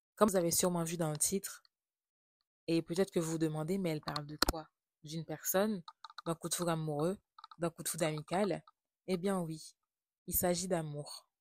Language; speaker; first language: French; non-native, local second language; Haitian Creole